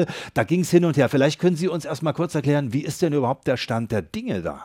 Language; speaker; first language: German; native; German